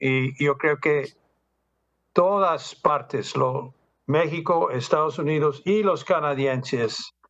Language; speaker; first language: Spanish; non-native, fluent; English